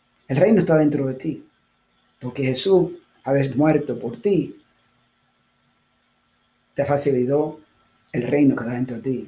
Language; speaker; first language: Spanish; early bilingual, heritage; Spanish